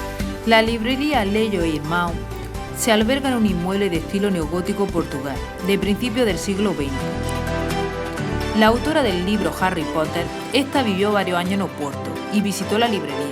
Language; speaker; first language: Spanish; native; Spanish